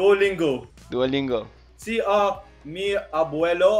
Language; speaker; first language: Spanish; non-native, learner; Filipino